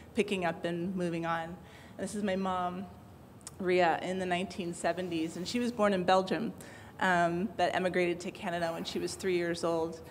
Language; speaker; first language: English; native; English